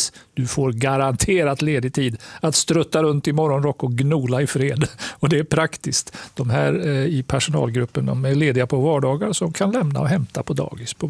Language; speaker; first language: Swedish; native; Swedish